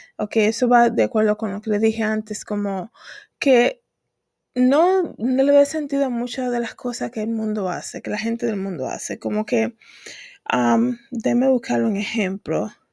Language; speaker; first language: Spanish; native; Spanish